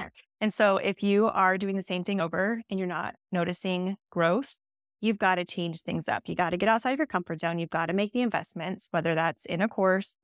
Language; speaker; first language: English; native; English